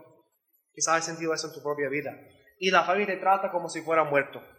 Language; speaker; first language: Spanish; non-native, learner; English